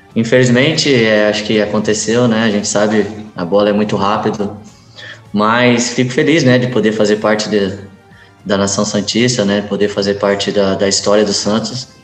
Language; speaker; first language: Portuguese; native; Portuguese